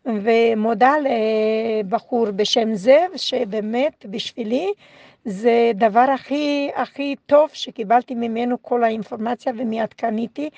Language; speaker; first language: Hebrew; non-native, fluent; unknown